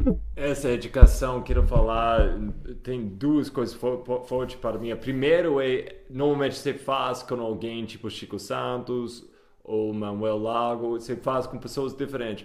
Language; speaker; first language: Portuguese; non-native, fluent; English